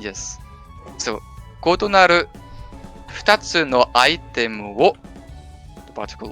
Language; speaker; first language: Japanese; non-native, fluent; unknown